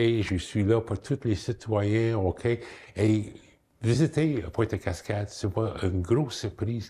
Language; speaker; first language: French; non-native, local second language; English